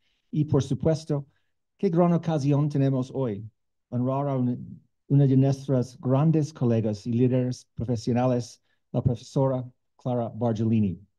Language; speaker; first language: Spanish; non-native, learner; English